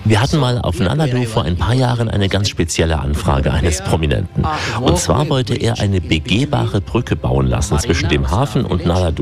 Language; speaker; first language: German; native; German